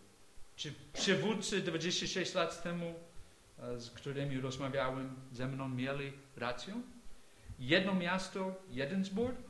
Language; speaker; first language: Polish; non-native, fluent; English